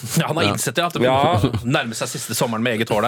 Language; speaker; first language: Norwegian; native; Norwegian